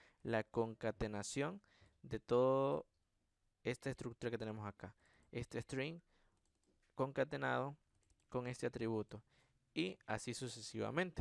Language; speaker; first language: Spanish; native; Spanish